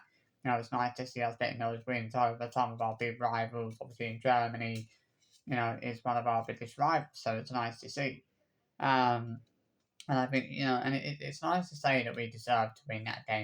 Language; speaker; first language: English; native; English